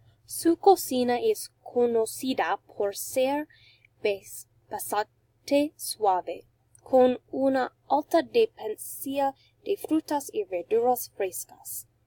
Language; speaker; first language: Spanish; non-native, learner; English